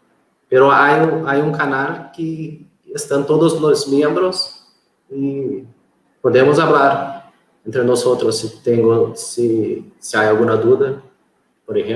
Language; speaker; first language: Spanish; non-native, fluent; Portuguese